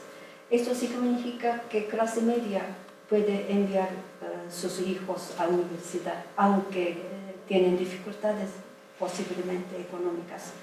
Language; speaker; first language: Spanish; non-native, fluent; Japanese